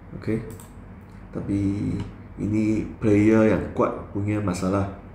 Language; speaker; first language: Malay; non-native, local second language; Chinese